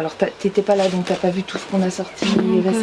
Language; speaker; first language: French; native; French